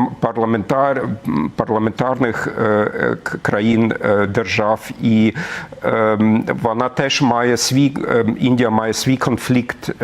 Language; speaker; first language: Ukrainian; non-native, fluent; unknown